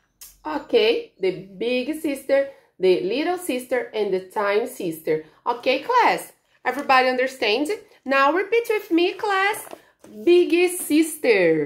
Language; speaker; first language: English; non-native, learner; Portuguese